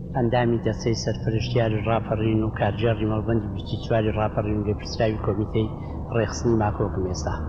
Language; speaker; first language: Central Kurdish; native; Central Kurdish